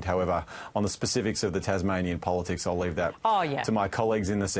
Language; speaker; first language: English; native; English